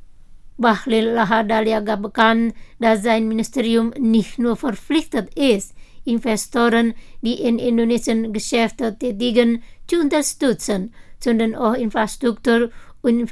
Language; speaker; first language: German; non-native, fluent; Indonesian